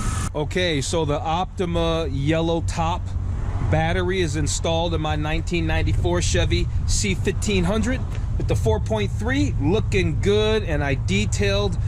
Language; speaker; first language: English; native; English